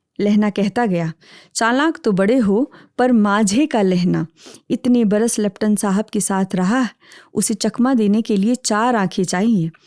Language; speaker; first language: Hindi; native; Hindi